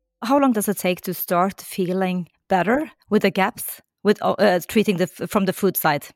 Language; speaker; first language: English; non-native, fluent; Norwegian